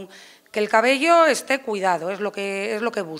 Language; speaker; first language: Spanish; native; Spanish